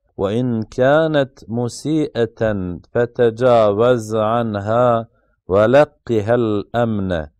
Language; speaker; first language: Arabic; non-native, fluent; Bosnian